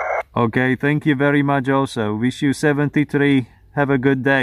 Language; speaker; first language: English; non-native, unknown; Slovak